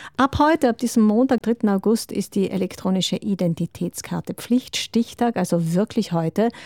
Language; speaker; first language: German; native; German